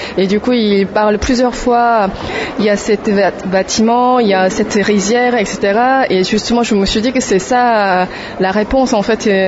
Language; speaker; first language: French; non-native, fluent; Korean